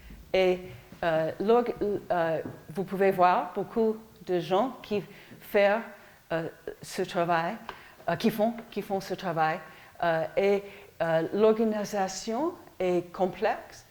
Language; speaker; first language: French; non-native, fluent; English